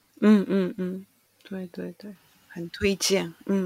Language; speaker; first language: Chinese; non-native, learner; Japanese